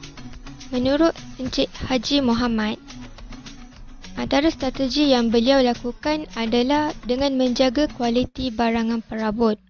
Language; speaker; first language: Malay; native; Malay